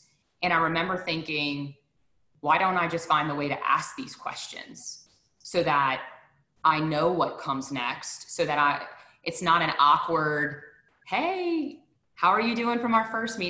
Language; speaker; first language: English; native; English